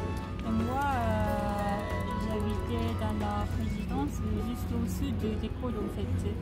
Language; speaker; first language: French; non-native, learner; Japanese